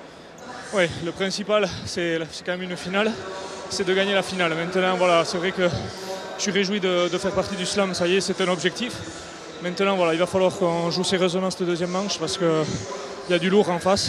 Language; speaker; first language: French; native; French